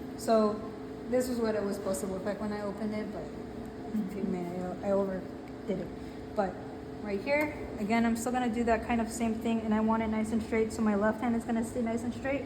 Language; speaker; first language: English; native; English